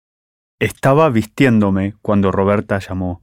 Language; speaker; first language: Spanish; non-native, learner; English